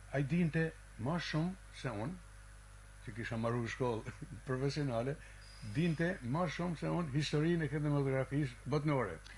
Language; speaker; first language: Albanian; native; Albanian